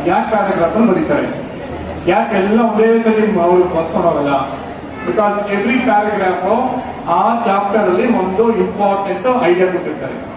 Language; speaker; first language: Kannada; non-native, local second language; Urdu